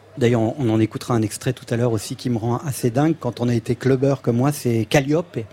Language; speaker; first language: French; native; French